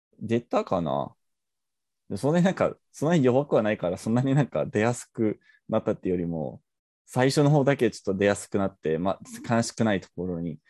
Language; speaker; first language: Japanese; non-native, fluent; English